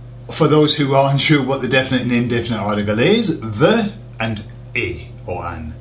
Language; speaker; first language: English; native; English